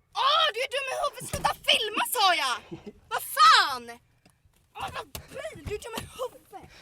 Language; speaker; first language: Swedish; native; Swedish